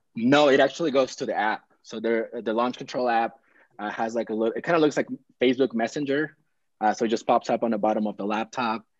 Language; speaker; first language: English; early bilingual, other home language; Spanish